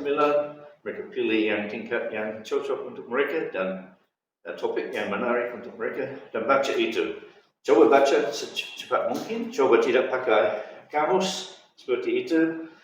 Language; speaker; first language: Indonesian; non-native, fluent; English